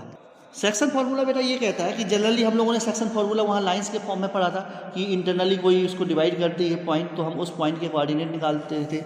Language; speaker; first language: Hindi; native; Hindi